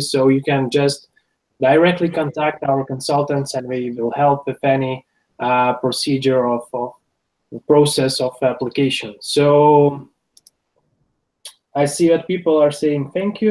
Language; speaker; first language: English; non-native, fluent; Lithuanian